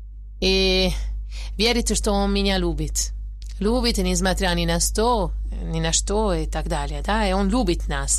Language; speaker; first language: Russian; non-native, fluent; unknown